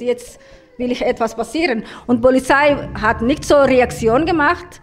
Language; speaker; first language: German; non-native, learner; Somali